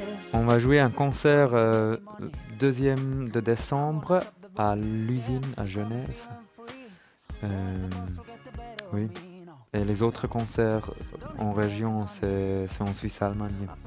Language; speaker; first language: French; non-native, learner; German